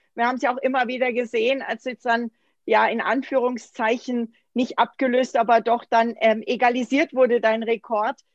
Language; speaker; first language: German; native; German